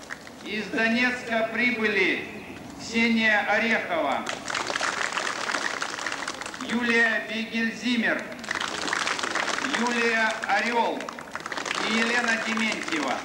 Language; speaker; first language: Russian; native; Russian